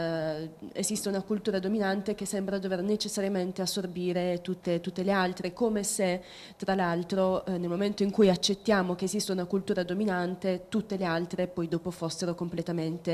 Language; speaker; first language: Italian; native; Italian